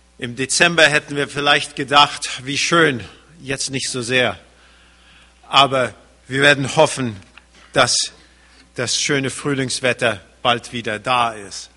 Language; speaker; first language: German; early bilingual, heritage; German